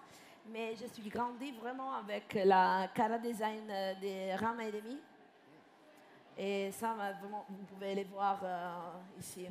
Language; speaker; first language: French; non-native, fluent; Italian